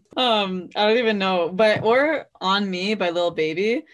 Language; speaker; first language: English; native; English